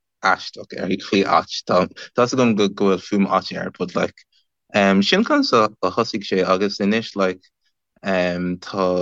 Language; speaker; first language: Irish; non-native, learner; English